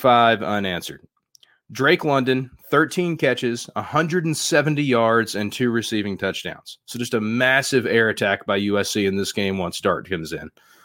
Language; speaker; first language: English; native; English